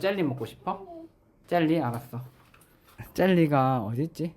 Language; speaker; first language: Korean; native; Korean